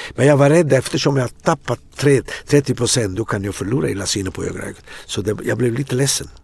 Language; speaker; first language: Swedish; non-native, fluent; Italian